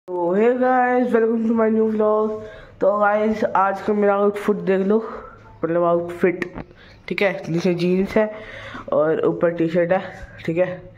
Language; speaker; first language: Hindi; native; Hindi